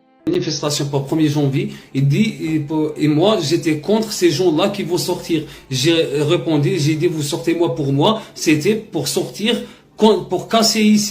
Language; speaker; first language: French; non-native, learner; Arabic